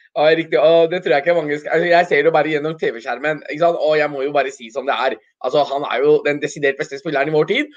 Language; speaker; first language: Norwegian; early bilingual, other home language; Urdu